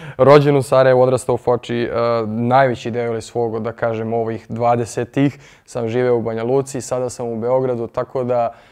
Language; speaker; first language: Serbian; native; Serbian